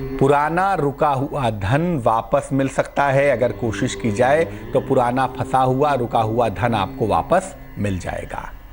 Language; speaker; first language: Hindi; native; Hindi